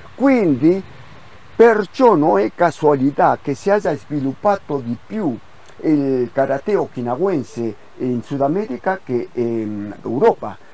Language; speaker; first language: Italian; non-native, fluent; Spanish